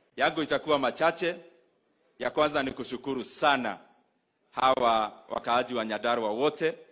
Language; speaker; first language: Swahili; non-native, local second language; Kikuyu